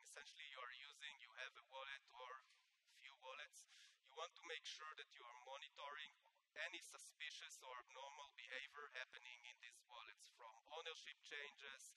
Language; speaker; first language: English; non-native, fluent; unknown